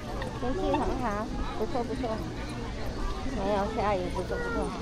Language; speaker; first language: Chinese; early bilingual, heritage; Chinese